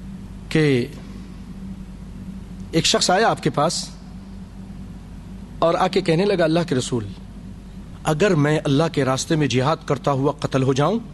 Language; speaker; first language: Urdu; native; Urdu